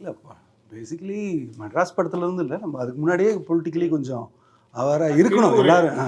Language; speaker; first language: Tamil; native; Tamil